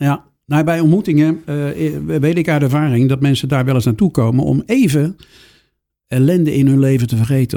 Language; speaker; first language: Dutch; native; Dutch